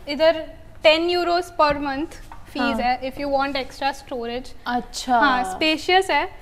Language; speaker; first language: Hindi; non-native, local second language; Gujarati